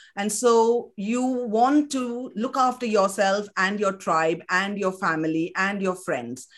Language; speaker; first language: English; non-native, local second language; Kannada